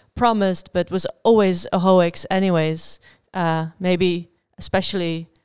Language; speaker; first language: English; non-native, fluent; Dutch